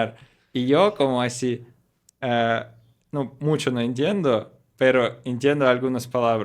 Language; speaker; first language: Spanish; non-native, learner; Russian